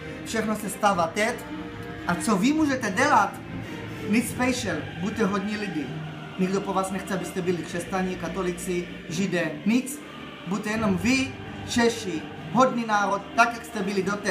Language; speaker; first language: Czech; early bilingual, heritage; Czech